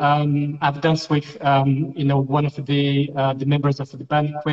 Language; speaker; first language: English; non-native, fluent; Portuguese